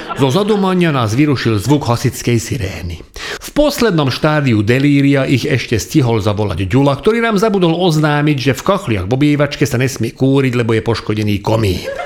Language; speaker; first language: Slovak; non-native, local second language; Hungarian